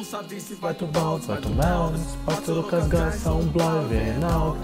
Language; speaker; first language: Latvian; non-native, learner; Portuguese